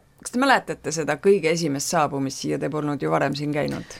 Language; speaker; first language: Estonian; native; Estonian